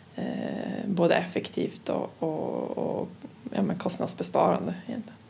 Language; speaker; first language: Swedish; native; Swedish